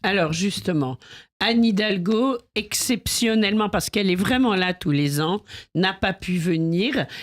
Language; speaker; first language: French; native; French